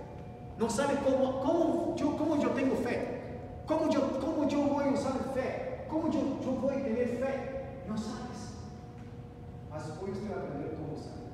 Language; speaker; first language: Spanish; non-native, learner; Portuguese